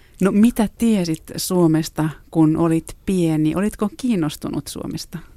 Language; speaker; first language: Finnish; native; Finnish